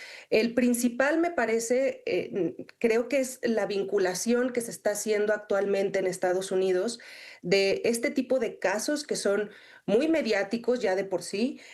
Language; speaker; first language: Spanish; native; Spanish